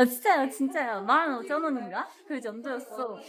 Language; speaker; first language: Korean; non-native, learner; Japanese